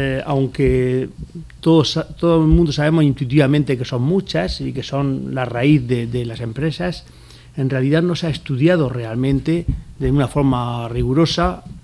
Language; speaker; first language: Spanish; native; Spanish